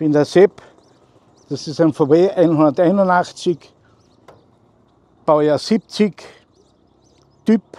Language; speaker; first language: German; native; German